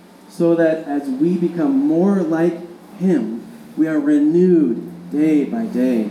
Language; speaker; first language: English; native; English